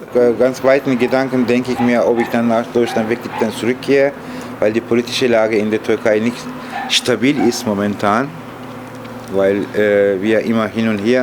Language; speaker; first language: German; non-native, fluent; Turkish